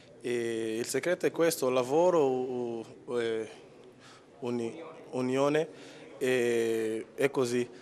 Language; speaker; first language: Italian; non-native, fluent; Portuguese